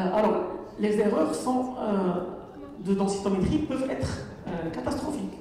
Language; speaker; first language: French; non-native, local second language; Arabic